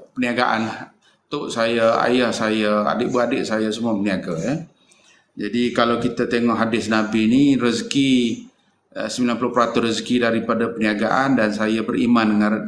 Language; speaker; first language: Malay; native; Malay